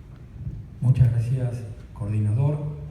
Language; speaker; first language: Spanish; native; Spanish